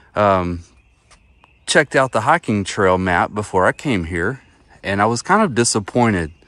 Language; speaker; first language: English; native; English